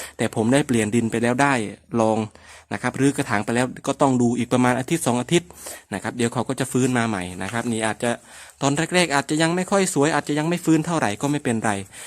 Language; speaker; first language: Thai; non-native, local second language; Northern Khmer